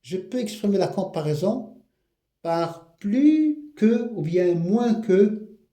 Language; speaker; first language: French; non-native, local second language; Arabic